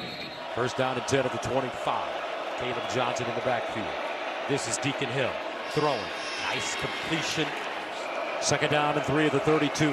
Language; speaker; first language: English; native; English